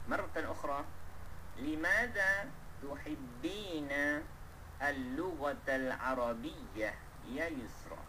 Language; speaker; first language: Arabic; non-native, fluent; Malay